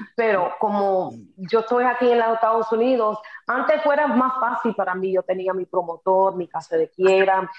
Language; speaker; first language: Spanish; early bilingual, heritage; Spanish